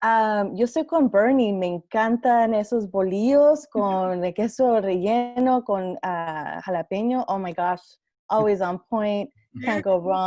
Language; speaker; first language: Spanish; early bilingual, heritage; Spanish